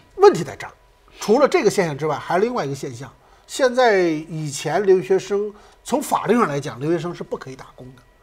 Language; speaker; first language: Chinese; native; Chinese